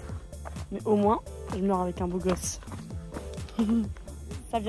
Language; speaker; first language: French; native; French